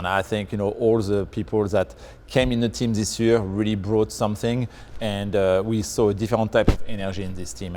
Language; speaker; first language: English; non-native, fluent; French